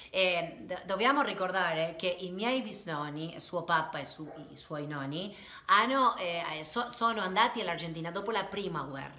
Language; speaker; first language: Italian; non-native, learner; Spanish